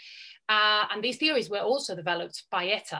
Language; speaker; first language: English; non-native, fluent; Catalan